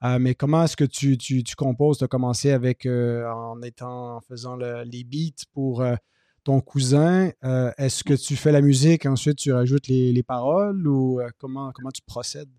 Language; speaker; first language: French; native; French